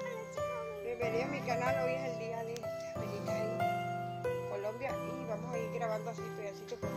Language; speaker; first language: Spanish; native; Spanish